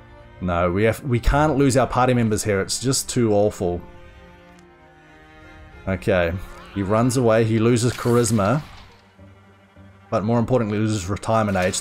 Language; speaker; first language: English; native; English